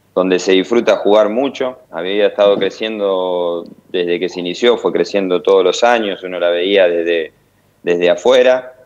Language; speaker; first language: Spanish; native; Spanish